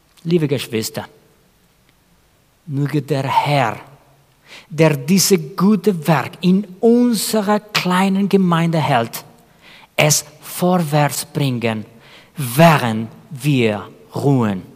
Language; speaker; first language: German; non-native, fluent; Spanish